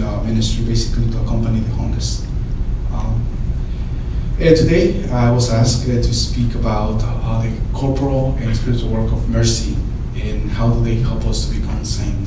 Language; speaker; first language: English; non-native, fluent; Spanish